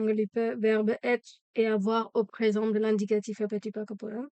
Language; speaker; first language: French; non-native, fluent; Tamil